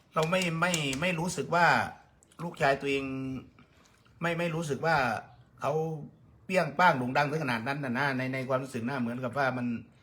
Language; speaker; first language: Thai; native; Thai